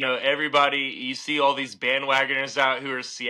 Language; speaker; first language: English; native; English